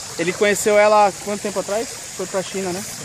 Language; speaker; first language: Portuguese; native; Portuguese